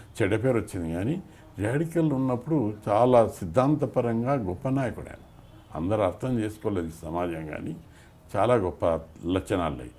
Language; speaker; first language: Telugu; native; Telugu